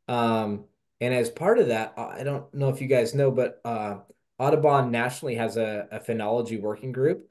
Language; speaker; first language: English; native; English